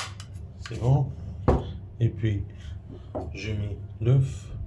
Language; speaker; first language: French; non-native, learner; Arabic